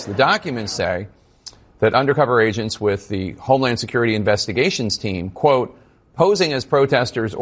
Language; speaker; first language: English; native; English